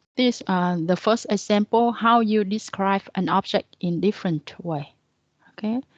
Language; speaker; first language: English; non-native, fluent; Vietnamese